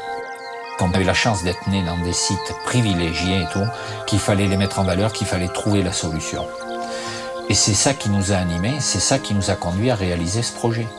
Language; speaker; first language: French; native; French